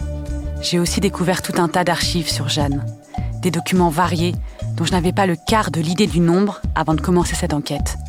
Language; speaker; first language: French; native; French